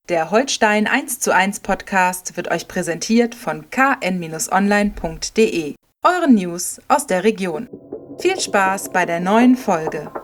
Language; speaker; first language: German; native; German